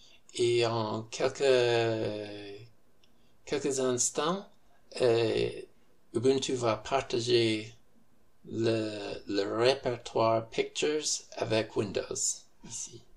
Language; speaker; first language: French; non-native, fluent; English